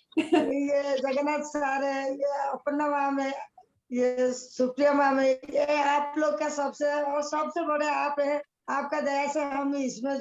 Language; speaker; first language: Hindi; non-native, local second language; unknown